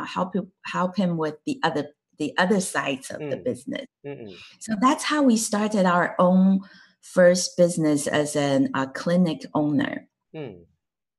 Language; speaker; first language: English; non-native, fluent; Chinese